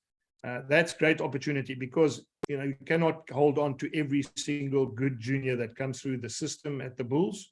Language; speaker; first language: English; native; English